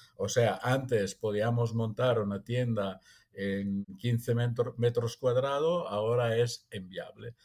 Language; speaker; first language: Spanish; non-native, fluent; Italian